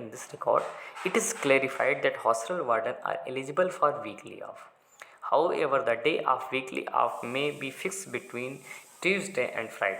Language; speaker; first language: English; non-native, local second language; Hindi